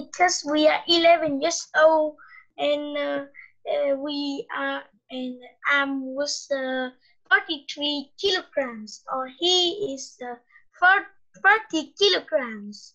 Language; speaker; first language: English; non-native, learner; Vietnamese